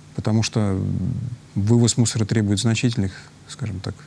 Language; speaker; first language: Russian; native; Russian